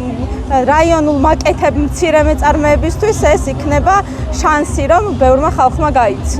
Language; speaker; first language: Georgian; native; Georgian